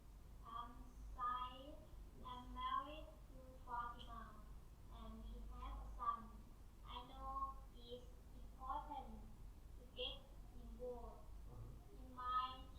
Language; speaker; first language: English; non-native, learner; Thai